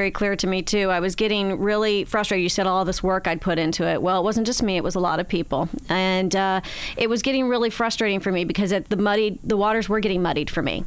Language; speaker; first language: English; native; English